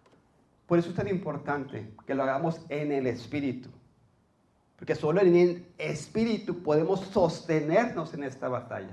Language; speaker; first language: Spanish; native; Spanish